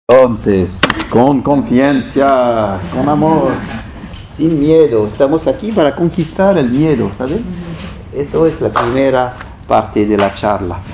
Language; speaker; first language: Spanish; non-native, fluent; French